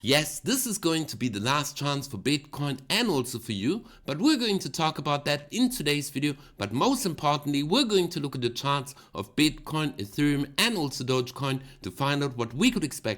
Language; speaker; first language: English; non-native, fluent; German